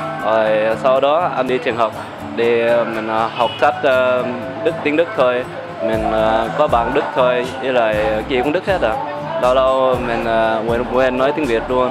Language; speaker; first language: Vietnamese; early bilingual, heritage; German